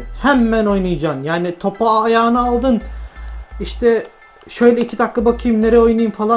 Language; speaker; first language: Turkish; native; Turkish